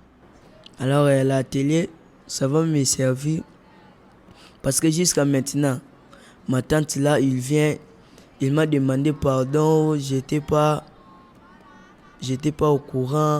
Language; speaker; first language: French; non-native, local second language; Lingala